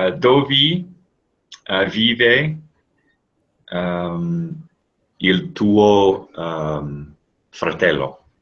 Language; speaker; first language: Italian; non-native, learner; English